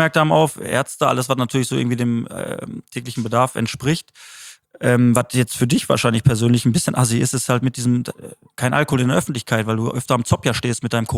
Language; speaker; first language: German; native; German